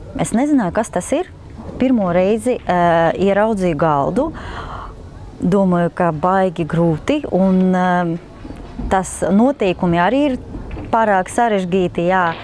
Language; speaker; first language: Latvian; non-native, local second language; Russian